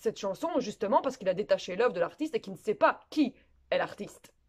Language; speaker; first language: French; native; French